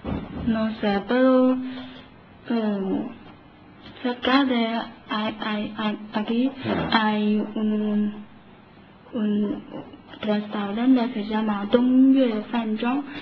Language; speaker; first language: Spanish; non-native, learner; Chinese